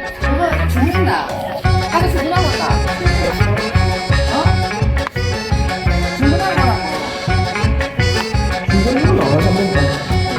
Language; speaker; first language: Korean; native; Korean